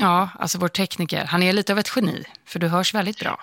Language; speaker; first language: Swedish; native; Swedish